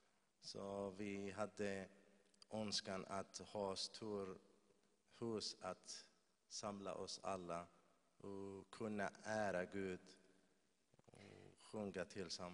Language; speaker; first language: Swedish; non-native, fluent; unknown